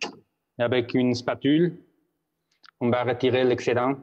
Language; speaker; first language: French; non-native, fluent; Spanish